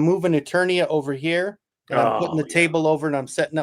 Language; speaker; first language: English; native; English